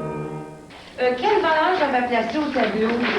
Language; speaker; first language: French; native; French